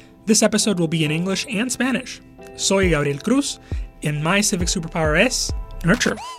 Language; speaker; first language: English; non-native, local second language; Spanish